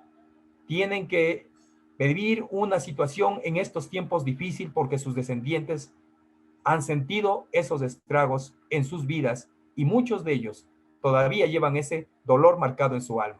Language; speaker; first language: Spanish; native; Spanish